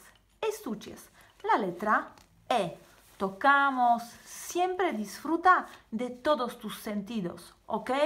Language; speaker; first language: Spanish; non-native, fluent; Polish